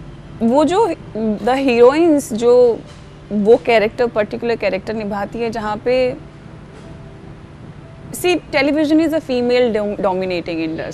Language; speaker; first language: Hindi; native; Hindi